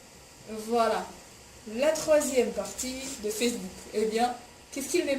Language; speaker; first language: French; non-native, fluent; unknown